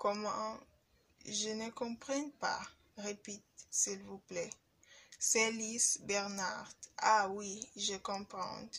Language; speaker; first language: French; non-native, learner; Kabuverdianu